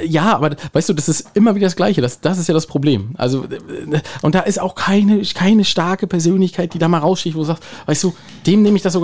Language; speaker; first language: German; native; German